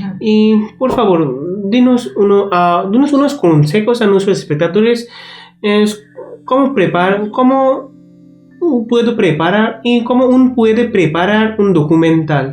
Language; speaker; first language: Spanish; non-native, learner; Bangla